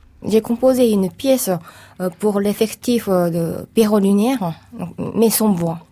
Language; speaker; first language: French; non-native, fluent; Japanese